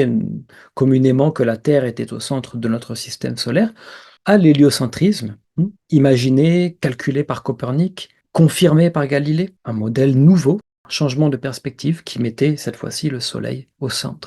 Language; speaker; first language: French; native; French